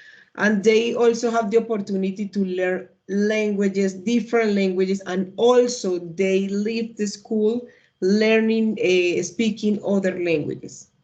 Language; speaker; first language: English; non-native, learner; Spanish